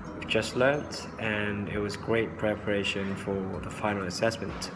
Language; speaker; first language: English; non-native, local second language; Cantonese